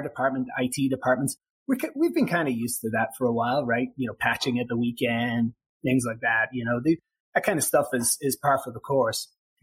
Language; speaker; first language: English; native; English